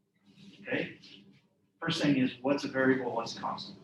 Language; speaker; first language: English; native; English